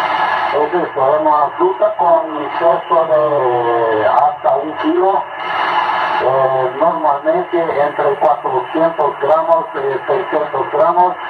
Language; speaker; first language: Spanish; non-native, learner; Portuguese